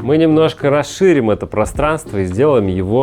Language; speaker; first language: Russian; native; Russian